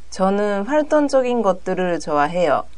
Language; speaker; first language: Korean; non-native, learner; Japanese